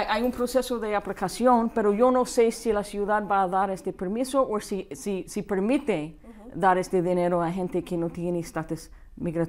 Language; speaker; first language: Spanish; non-native, fluent; English